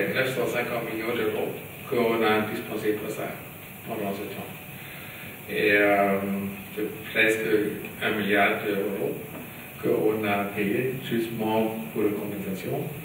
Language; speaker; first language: French; non-native, learner; German